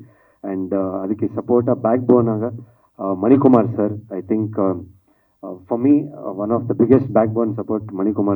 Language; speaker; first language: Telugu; non-native, learner; Kannada